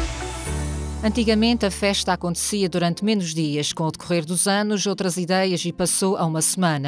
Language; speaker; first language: Portuguese; native; Portuguese